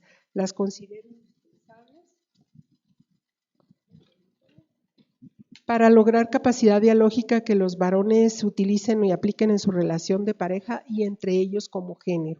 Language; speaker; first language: Spanish; native; Spanish